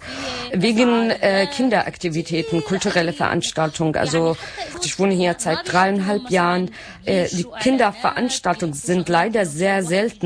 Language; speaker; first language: German; non-native, learner; Arabic